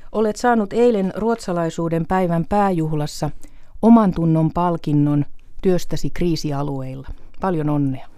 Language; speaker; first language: Finnish; native; Finnish